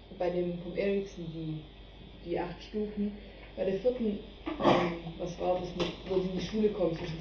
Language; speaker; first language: German; native; German